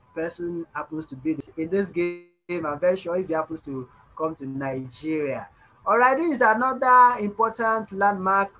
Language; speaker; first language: English; non-native, local second language; Yoruba